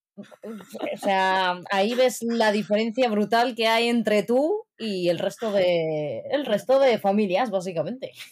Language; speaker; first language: Spanish; early bilingual, other home language; Arabic